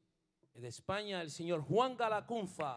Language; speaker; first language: Spanish; native; Spanish